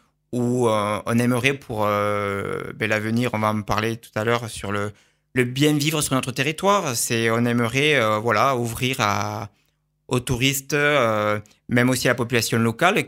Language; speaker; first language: French; native; French